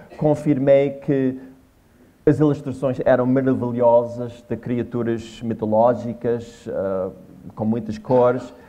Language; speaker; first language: Portuguese; non-native, fluent; English